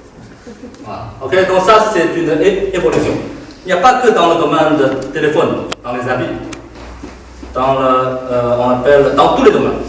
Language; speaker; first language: French; non-native, fluent; Chinese